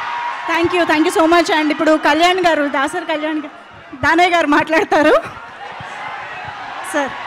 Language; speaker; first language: Telugu; native; Telugu